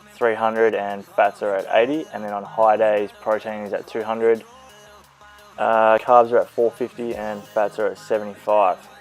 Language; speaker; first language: English; native; English